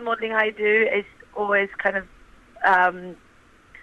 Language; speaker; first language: English; native; English